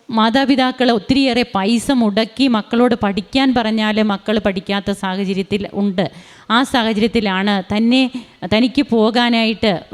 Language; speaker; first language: Malayalam; native; Malayalam